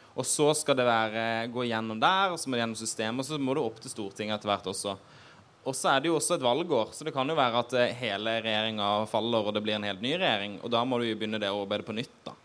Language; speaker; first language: Norwegian; native; Norwegian